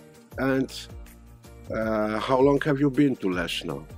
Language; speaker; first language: English; non-native, fluent; Polish